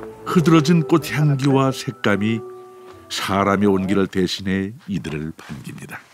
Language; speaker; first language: Korean; native; Korean